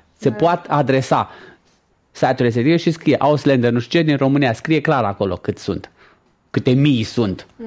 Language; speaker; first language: Romanian; native; Romanian